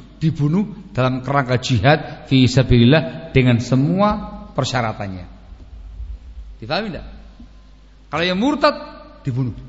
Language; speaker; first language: Indonesian; non-native, local second language; Javanese